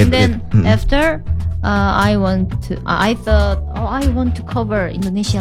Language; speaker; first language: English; non-native, learner; Korean